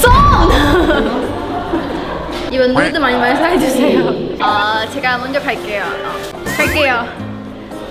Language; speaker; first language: Korean; non-native, fluent; Chinese